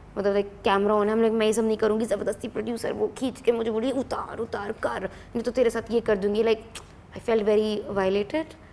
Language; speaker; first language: Hindi; native; Hindi